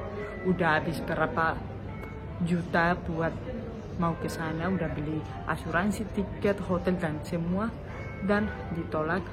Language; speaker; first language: Indonesian; non-native, fluent; Spanish